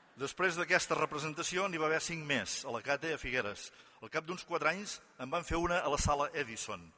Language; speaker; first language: Catalan; native; Catalan